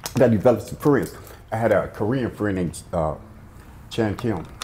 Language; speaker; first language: English; native; English